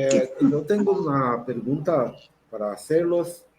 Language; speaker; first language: Spanish; non-native, local second language; Portuguese